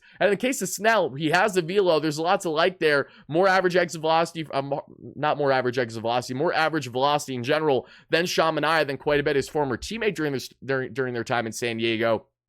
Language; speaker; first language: English; native; English